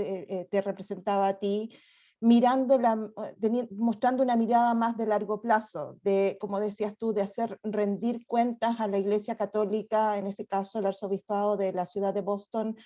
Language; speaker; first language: Spanish; native; Spanish